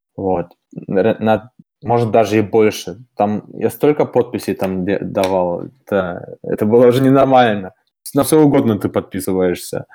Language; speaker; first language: Russian; early bilingual, heritage; German